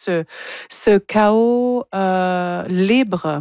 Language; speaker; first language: French; non-native, local second language; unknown